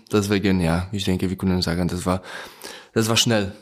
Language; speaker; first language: German; non-native, learner; Polish